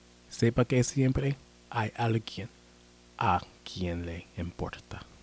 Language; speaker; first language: Spanish; non-native, learner; English